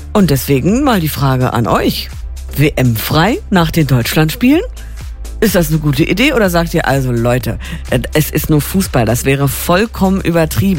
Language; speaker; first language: German; native; German